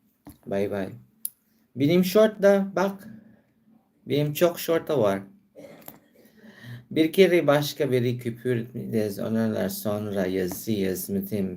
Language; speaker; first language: Turkish; non-native, learner; Filipino